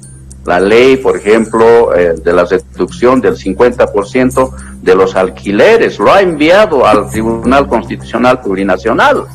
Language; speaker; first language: Spanish; native; Spanish